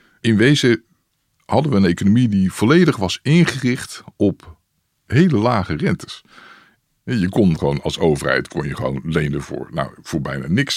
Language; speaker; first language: Dutch; native; Dutch